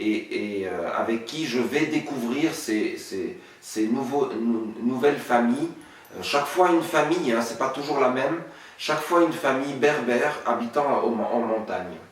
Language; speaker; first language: French; non-native, local second language; Arabic